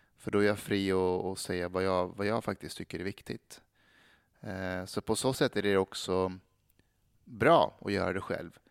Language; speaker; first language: Swedish; early bilingual, other home language; Persian